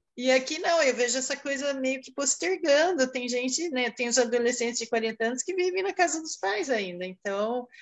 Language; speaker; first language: Portuguese; early bilingual, heritage; Portuguese